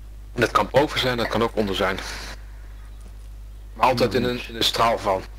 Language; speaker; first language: Dutch; native; Dutch